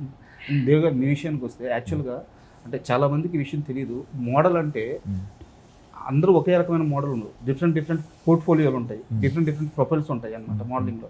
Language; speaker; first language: Telugu; native; Telugu